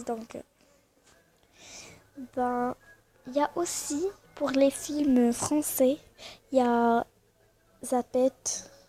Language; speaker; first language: French; non-native, learner; Arabic